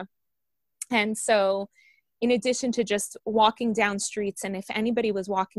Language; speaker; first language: English; early bilingual, other home language; Spanish